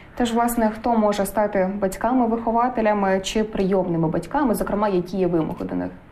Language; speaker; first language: Ukrainian; native; Ukrainian